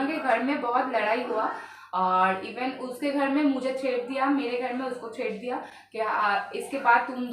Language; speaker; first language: Hindi; non-native, local second language; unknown